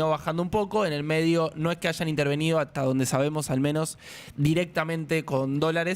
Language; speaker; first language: Spanish; native; Spanish